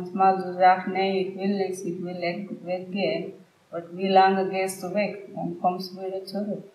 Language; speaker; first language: German; non-native, learner; Telugu